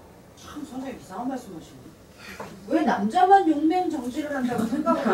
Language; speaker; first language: Korean; native; Korean